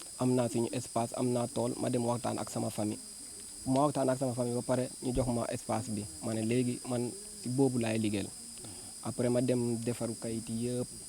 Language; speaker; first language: Wolof; non-native, local second language; Jola-Fonyi